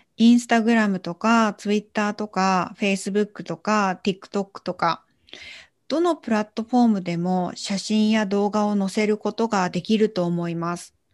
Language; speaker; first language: Japanese; native; Japanese